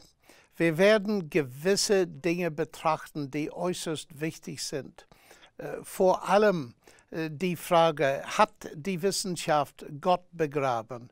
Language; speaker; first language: German; non-native, fluent; English